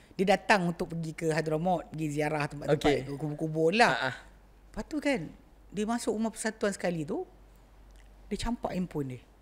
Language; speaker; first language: Malay; native; Malay